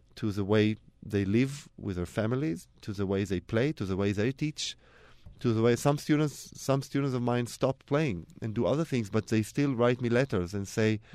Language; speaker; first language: English; non-native, fluent; Hebrew